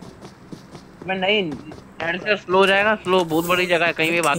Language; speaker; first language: Hindi; native; Hindi